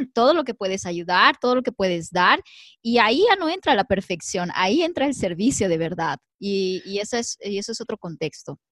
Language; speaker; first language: Spanish; native; Spanish